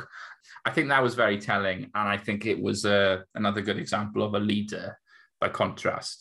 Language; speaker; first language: English; native; English